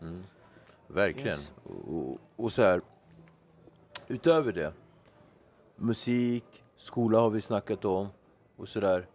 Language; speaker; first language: Swedish; native; Swedish